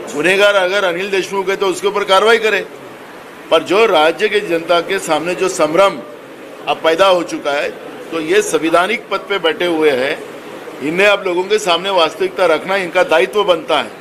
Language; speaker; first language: Hindi; non-native, local second language; Marathi